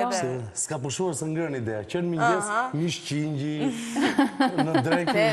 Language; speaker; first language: Albanian; native; Albanian